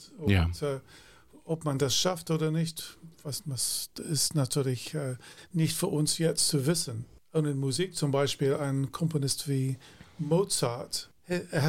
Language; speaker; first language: German; non-native, fluent; English